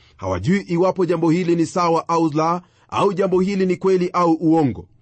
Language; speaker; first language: Swahili; non-native, local second language; Luyia